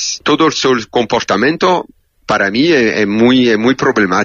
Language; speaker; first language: Spanish; non-native, learner; French